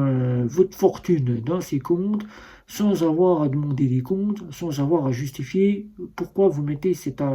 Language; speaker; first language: French; native; French